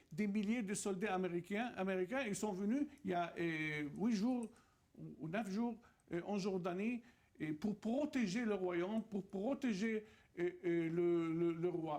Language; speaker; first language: French; non-native, fluent; Arabic